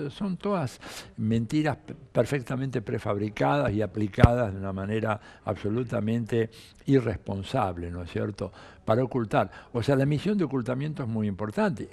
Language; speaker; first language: Spanish; early bilingual, other home language; Italian